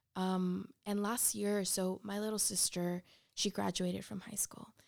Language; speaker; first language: English; early bilingual, other home language; Spanish